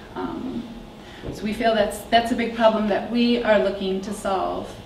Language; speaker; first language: English; native; English